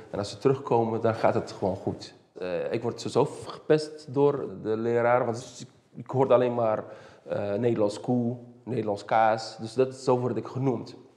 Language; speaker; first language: Dutch; early bilingual, other home language; Riffian